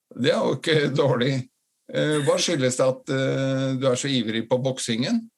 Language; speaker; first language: Norwegian; non-native, fluent; Latvian